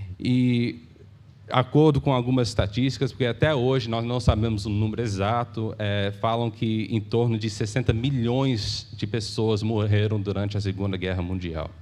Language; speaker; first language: Portuguese; early bilingual, heritage; English